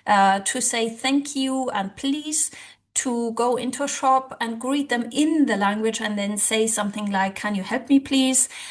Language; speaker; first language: English; non-native, fluent; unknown